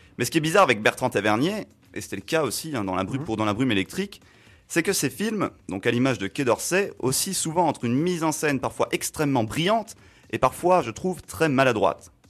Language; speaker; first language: French; native; French